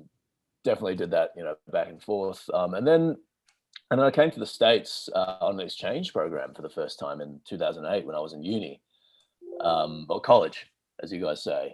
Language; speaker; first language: English; native; English